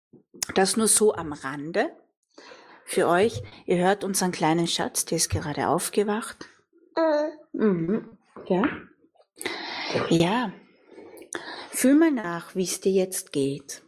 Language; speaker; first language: German; native; German